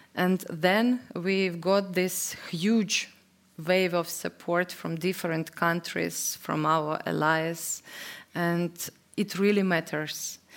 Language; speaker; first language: English; non-native, fluent; Ukrainian